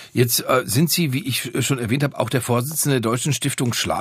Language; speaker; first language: German; native; German